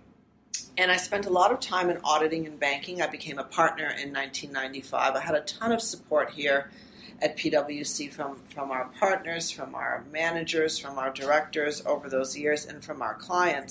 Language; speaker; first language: English; early bilingual, other home language; Armenian